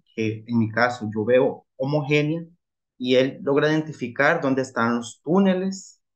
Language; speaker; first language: Spanish; native; Spanish